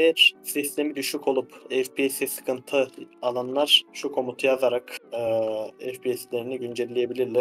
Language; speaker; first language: Turkish; native; Turkish